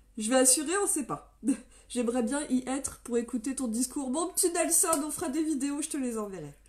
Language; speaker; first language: French; native; French